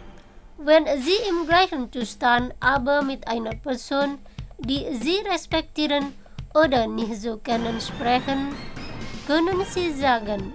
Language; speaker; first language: German; non-native, fluent; Indonesian